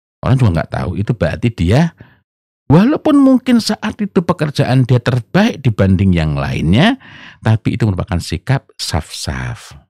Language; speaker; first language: Indonesian; non-native, local second language; Javanese